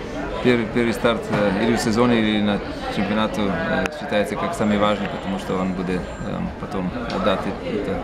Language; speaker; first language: Russian; non-native, fluent; Slovenian